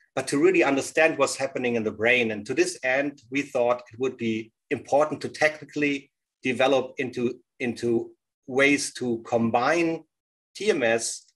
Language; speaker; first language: English; non-native, fluent; German